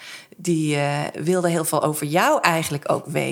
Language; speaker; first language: Dutch; native; Dutch